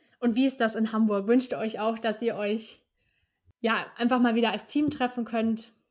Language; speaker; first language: German; native; German